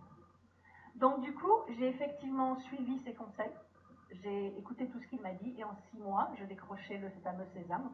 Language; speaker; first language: French; native; French